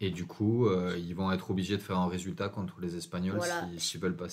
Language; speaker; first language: French; native; French